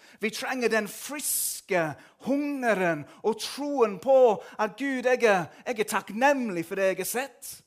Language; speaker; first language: Norwegian; non-native, fluent; English